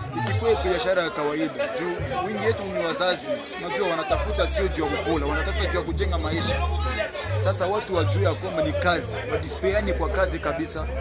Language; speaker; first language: Swahili; non-native, local second language; Lingala